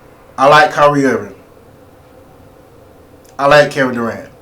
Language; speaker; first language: English; native; English